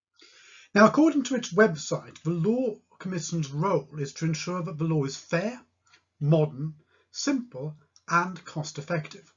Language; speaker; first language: English; native; English